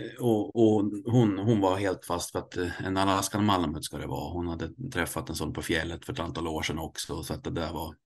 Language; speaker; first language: Swedish; native; Swedish